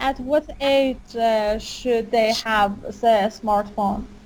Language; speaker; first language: English; non-native, fluent; Persian